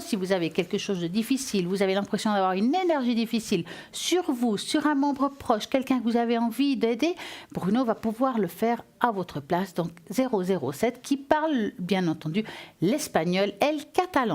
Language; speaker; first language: French; native; French